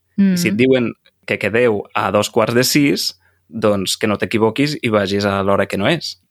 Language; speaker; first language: Catalan; native; Catalan